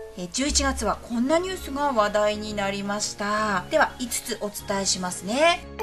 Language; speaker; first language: Japanese; native; Japanese